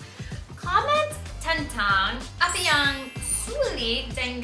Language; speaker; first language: Indonesian; non-native, learner; English